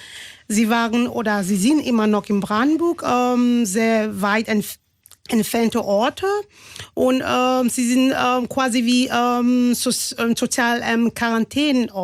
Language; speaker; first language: German; non-native, fluent; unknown